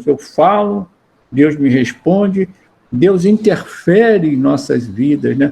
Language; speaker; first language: Portuguese; native; Portuguese